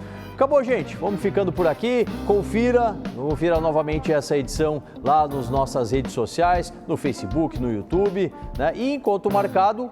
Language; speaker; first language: Portuguese; native; Portuguese